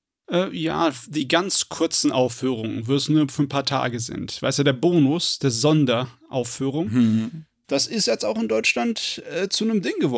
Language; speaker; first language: German; native; German